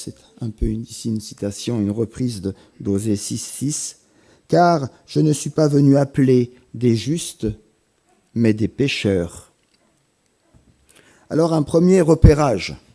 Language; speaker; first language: French; native; French